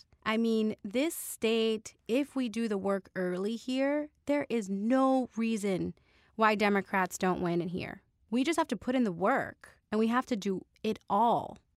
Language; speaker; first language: English; native; English